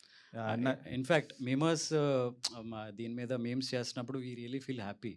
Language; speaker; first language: Telugu; native; Telugu